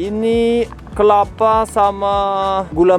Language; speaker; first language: Indonesian; non-native, learner; Norwegian